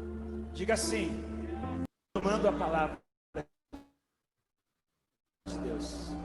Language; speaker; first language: Portuguese; native; Portuguese